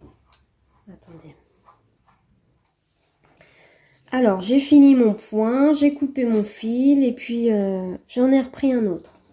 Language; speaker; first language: French; native; French